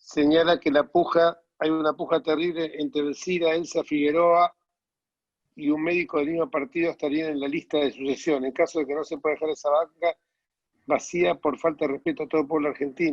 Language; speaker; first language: Spanish; native; Spanish